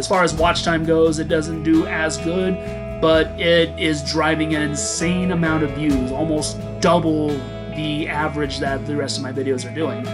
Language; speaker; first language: English; native; English